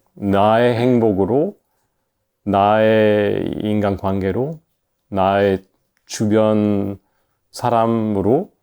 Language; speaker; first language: Korean; non-native, fluent; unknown